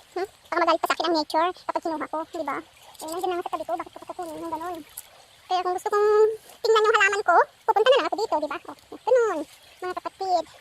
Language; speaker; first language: Filipino; non-native, local second language; Iloko